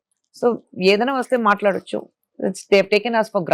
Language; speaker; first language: Telugu; non-native, local second language; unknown